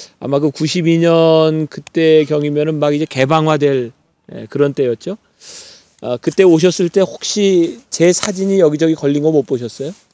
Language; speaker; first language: Korean; native; Korean